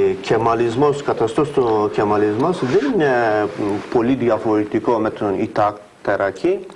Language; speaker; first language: Greek; non-native, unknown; Turkish